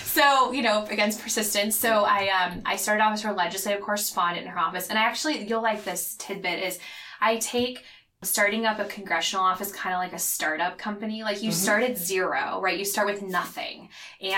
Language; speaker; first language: English; native; English